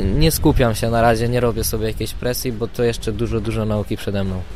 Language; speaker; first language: Polish; native; Polish